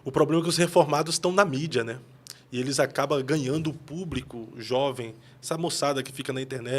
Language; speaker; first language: Portuguese; native; Portuguese